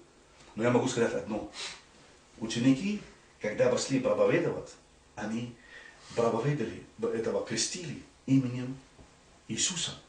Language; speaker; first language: Russian; non-native, fluent; Arabic